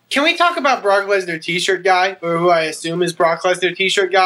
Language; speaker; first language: English; native; English